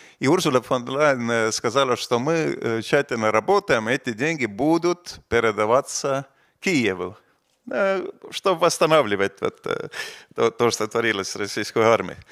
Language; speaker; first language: Russian; non-native, fluent; Estonian